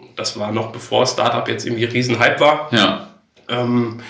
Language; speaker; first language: German; native; German